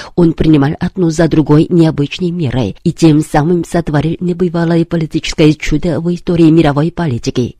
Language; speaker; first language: Russian; non-native, fluent; Korean